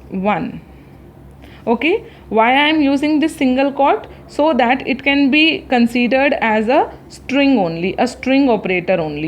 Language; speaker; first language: English; non-native, local second language; Hindi